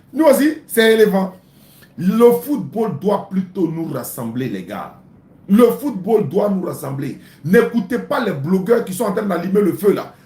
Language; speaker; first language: French; non-native, local second language; Dyula